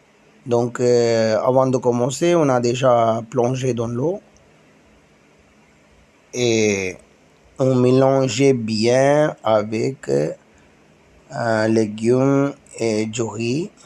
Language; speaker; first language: French; non-native, learner; Tamil